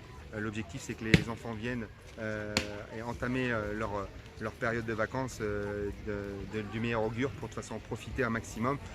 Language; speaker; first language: French; native; French